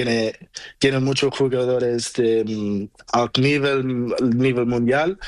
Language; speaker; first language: Spanish; non-native, learner; Portuguese